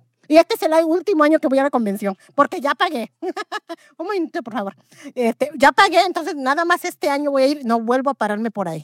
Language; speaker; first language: Spanish; native; Spanish